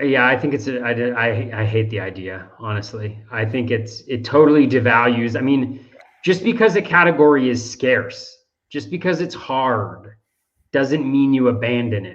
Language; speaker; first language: English; native; English